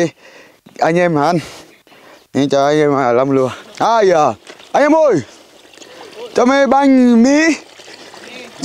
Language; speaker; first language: Vietnamese; non-native, learner; Portuguese